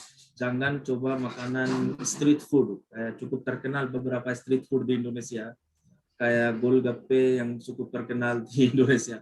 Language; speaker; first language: Indonesian; non-native, fluent; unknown